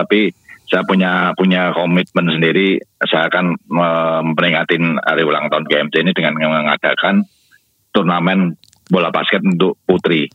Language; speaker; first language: Indonesian; native; Indonesian